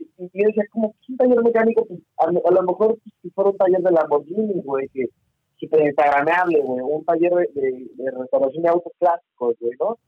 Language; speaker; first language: Spanish; native; Spanish